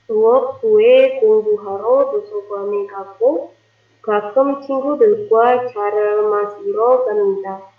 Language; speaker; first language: Korean; non-native, learner; Indonesian